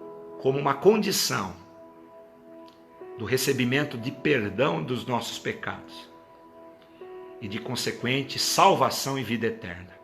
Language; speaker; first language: Portuguese; native; Portuguese